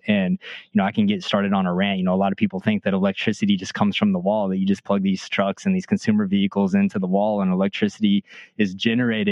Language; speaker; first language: English; native; English